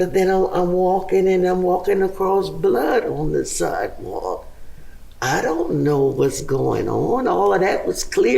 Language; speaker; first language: English; native; English